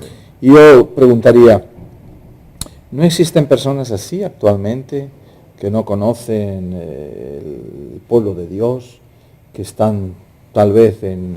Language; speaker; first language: Spanish; native; Spanish